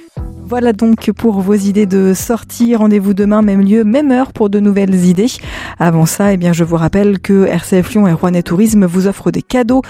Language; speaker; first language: French; native; French